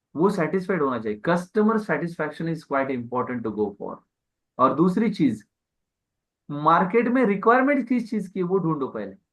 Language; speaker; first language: Hindi; non-native, local second language; Marathi